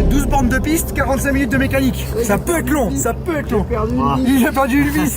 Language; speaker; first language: French; native; French